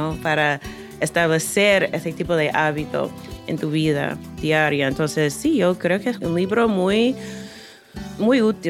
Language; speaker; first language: Spanish; non-native, fluent; English